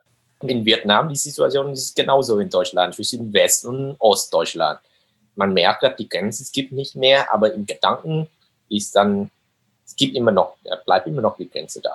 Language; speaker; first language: German; non-native, fluent; Vietnamese